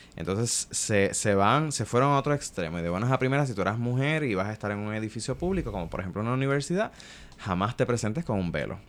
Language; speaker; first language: Spanish; native; Spanish